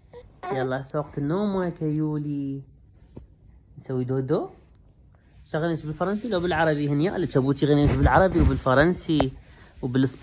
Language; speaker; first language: Arabic; native; Arabic